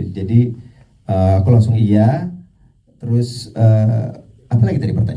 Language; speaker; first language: Indonesian; native; Indonesian